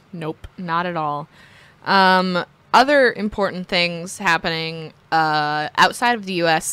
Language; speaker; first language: English; native; English